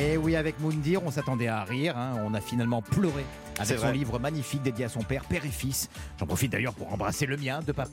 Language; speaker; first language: French; native; French